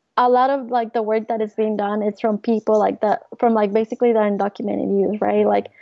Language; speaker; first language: English; early bilingual, other home language; Spanish